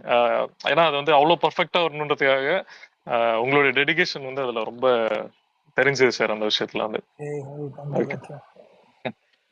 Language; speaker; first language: Tamil; native; Tamil